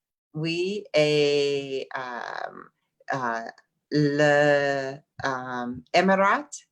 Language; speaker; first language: French; non-native, learner; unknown